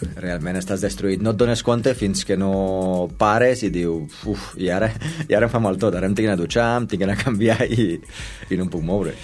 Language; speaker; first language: Catalan; non-native, fluent; Romanian